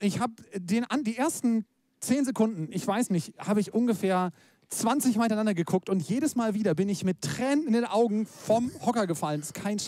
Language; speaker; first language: German; native; German